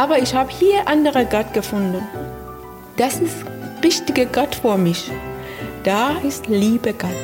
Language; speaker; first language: German; non-native, learner; Persian